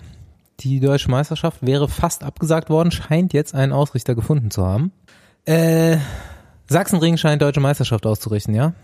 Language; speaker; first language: German; native; German